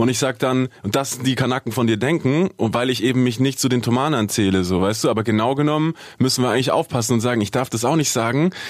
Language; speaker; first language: German; native; German